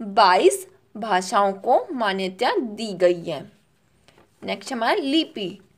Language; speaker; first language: Hindi; native; Hindi